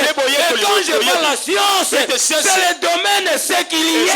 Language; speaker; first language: French; non-native, local second language; Lingala